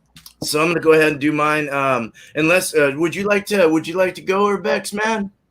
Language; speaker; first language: English; native; English